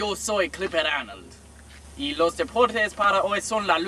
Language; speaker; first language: Spanish; non-native, learner; English